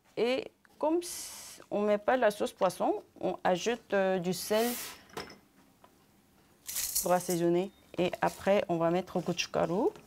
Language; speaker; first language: French; non-native, fluent; Korean